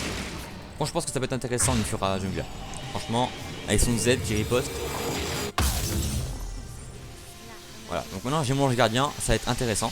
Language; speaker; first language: French; native; French